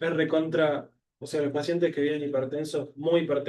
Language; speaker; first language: Spanish; native; Spanish